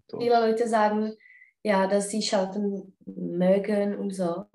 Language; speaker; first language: German; non-native, fluent; Czech